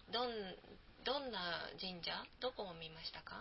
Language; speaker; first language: Japanese; native; Japanese